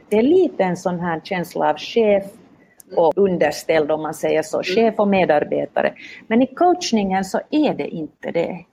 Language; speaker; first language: Swedish; native; Swedish